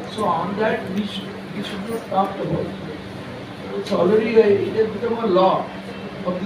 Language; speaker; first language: English; non-native, local second language; Marathi